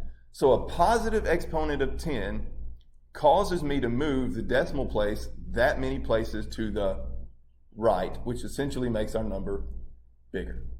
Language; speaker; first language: English; native; English